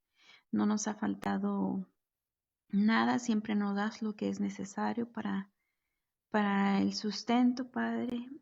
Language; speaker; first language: Spanish; native; Spanish